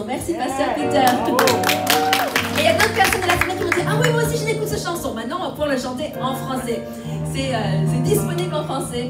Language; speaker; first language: French; native; French